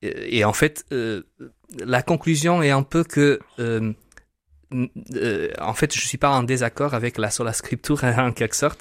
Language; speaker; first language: French; non-native, fluent; Portuguese